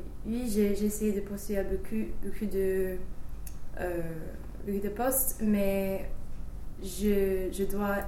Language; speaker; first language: French; non-native, fluent; English